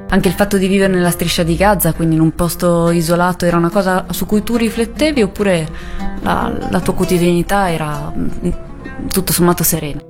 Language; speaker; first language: Italian; native; Italian